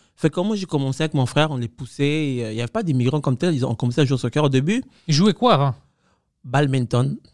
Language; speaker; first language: French; non-native, fluent; Spanish